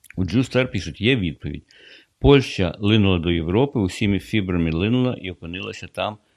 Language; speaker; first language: Ukrainian; non-native, local second language; Russian